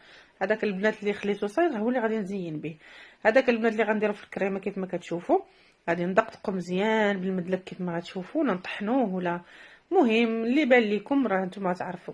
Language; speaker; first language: Arabic; native; Arabic